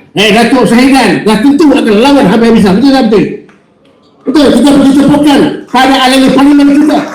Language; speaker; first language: Malay; native; Malay